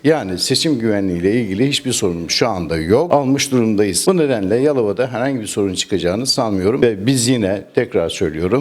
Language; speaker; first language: Turkish; native; Turkish